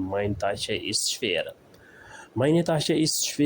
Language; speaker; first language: German; non-native, learner; Urdu